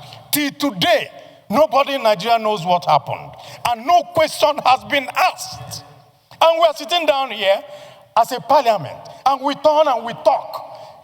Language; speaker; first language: English; non-native, local second language; Igbo